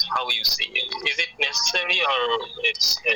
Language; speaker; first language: English; non-native, learner; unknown